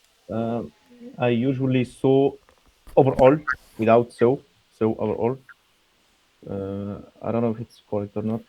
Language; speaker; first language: English; non-native, fluent; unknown